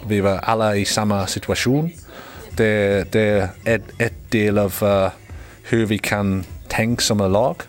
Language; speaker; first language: Swedish; non-native, learner; English